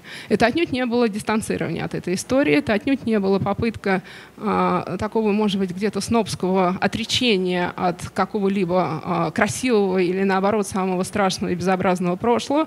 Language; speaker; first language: Russian; native; Russian